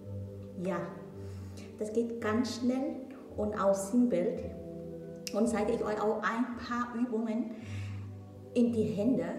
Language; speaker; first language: German; non-native, learner; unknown